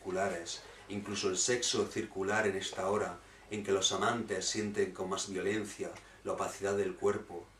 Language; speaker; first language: Spanish; native; Spanish